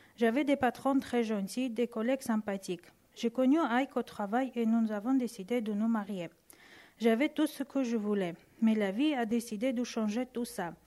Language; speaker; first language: French; non-native, learner; Armenian